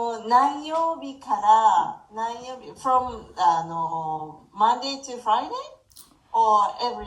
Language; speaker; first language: English; non-native, fluent; Japanese